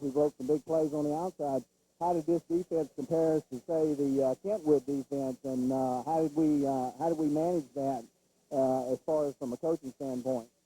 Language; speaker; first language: English; native; English